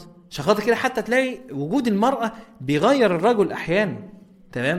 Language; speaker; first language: Arabic; native; Arabic